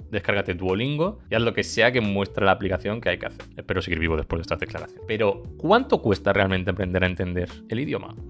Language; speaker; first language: Spanish; early bilingual, other home language; Bulgarian